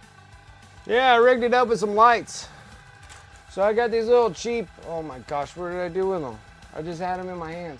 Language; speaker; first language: English; native; English